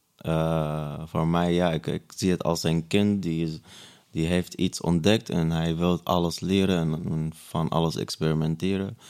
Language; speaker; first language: Dutch; non-native, fluent; Arabic